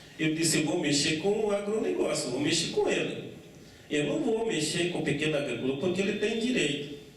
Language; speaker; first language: Portuguese; non-native, local second language; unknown